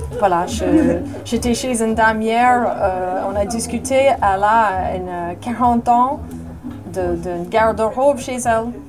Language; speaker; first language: French; non-native, fluent; English